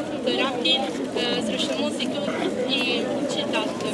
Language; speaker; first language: Russian; non-native, learner; Italian